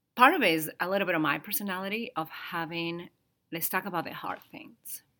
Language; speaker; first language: English; non-native, fluent; Spanish